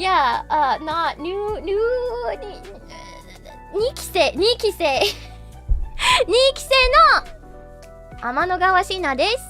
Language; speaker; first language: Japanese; non-native, learner; English